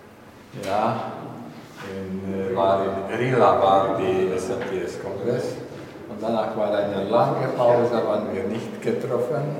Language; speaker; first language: German; non-native, learner; Hungarian